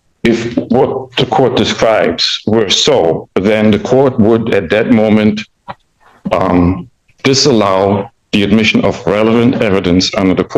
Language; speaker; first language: English; native; English